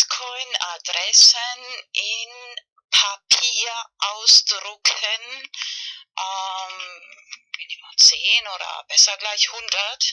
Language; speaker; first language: German; non-native, fluent; Spanish